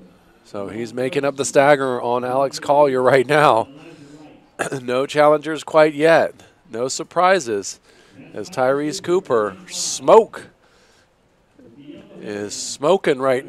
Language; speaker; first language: English; native; English